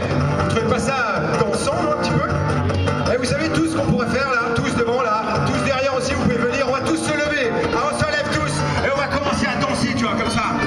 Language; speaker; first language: French; native; French